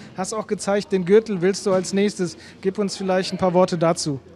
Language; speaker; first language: German; native; German